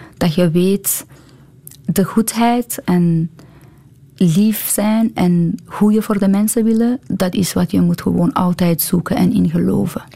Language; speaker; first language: Dutch; non-native, fluent; Persian